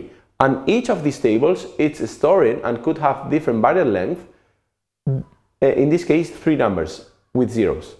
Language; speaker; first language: English; non-native, fluent; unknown